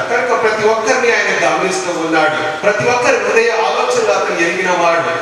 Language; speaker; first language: Telugu; non-native, local second language; Lambadi